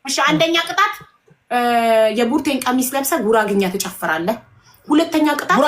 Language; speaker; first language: Amharic; native; Amharic